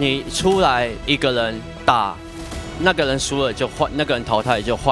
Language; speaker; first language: Chinese; native; Chinese